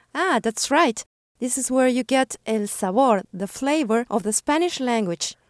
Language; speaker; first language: English; non-native, fluent; Spanish